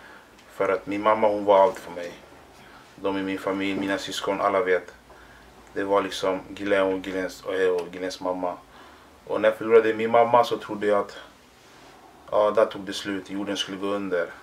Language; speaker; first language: Swedish; early bilingual, other home language; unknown